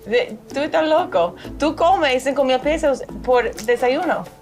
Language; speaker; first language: Spanish; non-native, learner; English